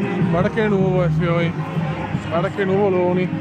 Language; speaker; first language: Italian; native; Italian